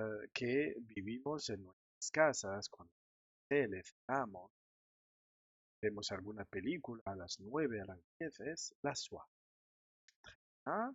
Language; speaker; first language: Spanish; non-native, fluent; French